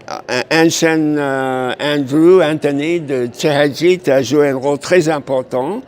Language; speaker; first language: French; non-native, fluent; English